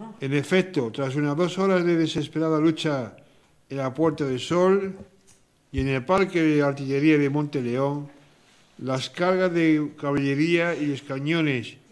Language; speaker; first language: Spanish; native; Spanish